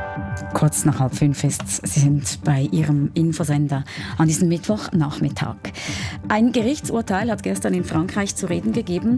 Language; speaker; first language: German; native; German